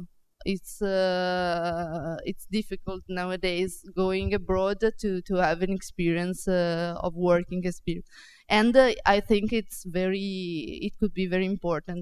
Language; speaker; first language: English; non-native, fluent; Italian